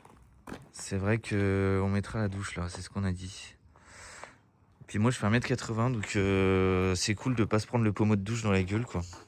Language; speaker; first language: French; native; French